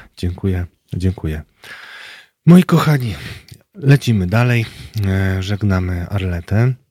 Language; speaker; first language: Polish; native; Polish